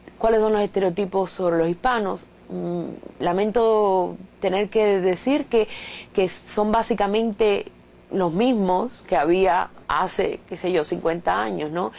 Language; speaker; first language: Spanish; native; Spanish